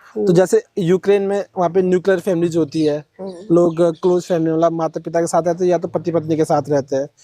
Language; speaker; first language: Hindi; native; Hindi